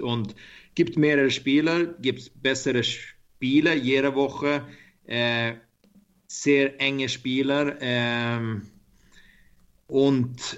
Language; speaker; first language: German; non-native, learner; Swedish